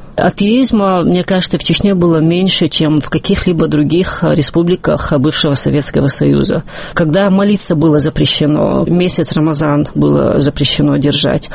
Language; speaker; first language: Russian; non-native, local second language; Chechen